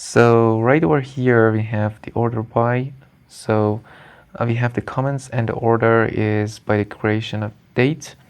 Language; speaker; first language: English; non-native, fluent; Persian